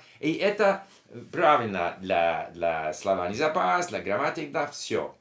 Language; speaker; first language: Russian; non-native, learner; English